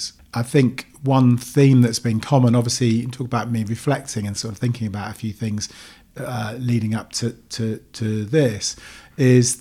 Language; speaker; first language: English; native; English